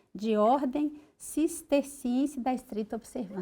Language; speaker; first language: Portuguese; native; Portuguese